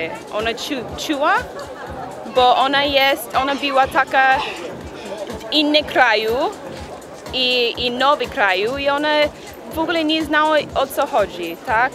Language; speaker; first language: Polish; non-native, learner; English